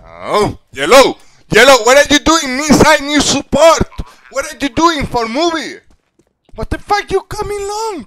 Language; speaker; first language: English; non-native, learner; Spanish